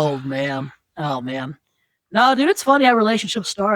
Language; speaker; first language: English; native; English